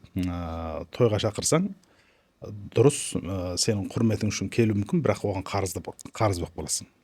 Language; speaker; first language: Kazakh; early bilingual, heritage; Kazakh